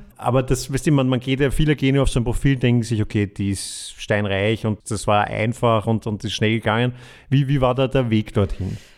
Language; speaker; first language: German; native; German